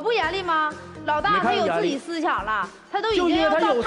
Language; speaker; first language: Chinese; native; Chinese